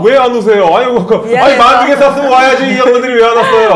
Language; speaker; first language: Korean; native; Korean